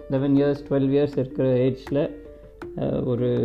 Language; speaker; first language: Tamil; non-native, local second language; Kannada